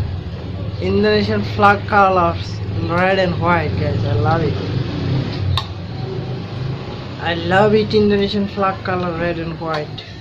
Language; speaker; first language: English; non-native, learner; Bangla